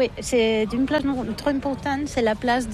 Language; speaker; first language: French; non-native, learner; Catalan